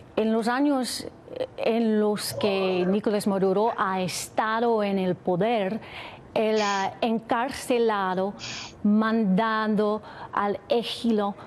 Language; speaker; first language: Spanish; non-native, learner; English